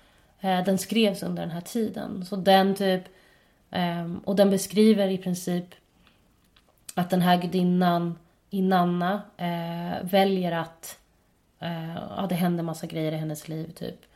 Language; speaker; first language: Swedish; native; Swedish